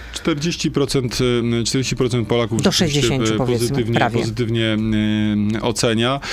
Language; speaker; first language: Polish; native; Polish